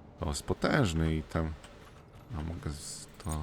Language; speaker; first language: Polish; native; Polish